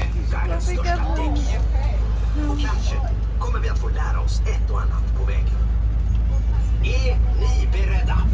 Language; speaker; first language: Swedish; native; Swedish